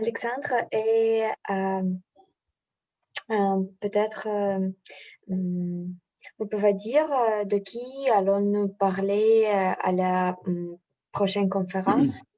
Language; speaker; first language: French; non-native, learner; Russian